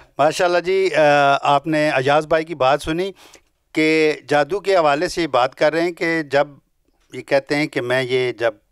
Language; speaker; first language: Urdu; non-native, local second language; Punjabi